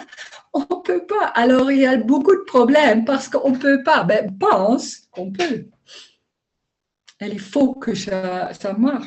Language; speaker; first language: French; non-native, learner; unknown